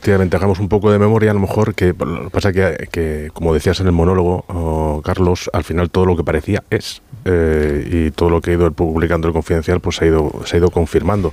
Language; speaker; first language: Spanish; native; Spanish